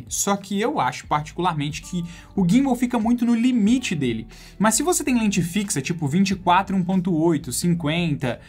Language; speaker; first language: Portuguese; native; Portuguese